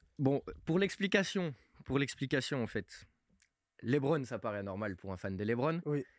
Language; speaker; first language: French; early bilingual, other home language; Portuguese